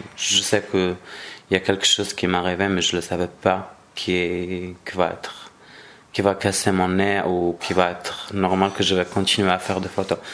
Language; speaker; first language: French; non-native, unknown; Arabic